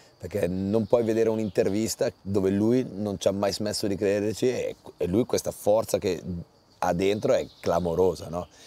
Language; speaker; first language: Italian; native; Italian